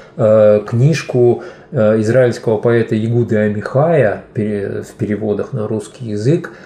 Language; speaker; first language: Russian; non-native, local second language; Tajik